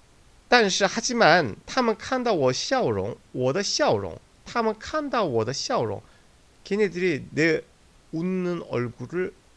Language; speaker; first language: Chinese; non-native, fluent; Korean